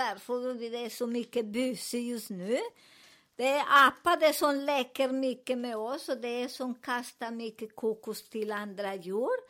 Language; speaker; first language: Swedish; non-native, learner; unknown